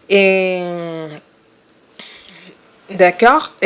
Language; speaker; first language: French; non-native, fluent; Spanish